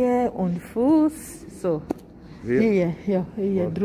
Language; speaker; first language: German; non-native, learner; Lingala